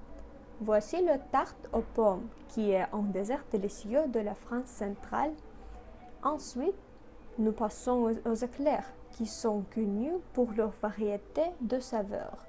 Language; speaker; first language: French; non-native, learner; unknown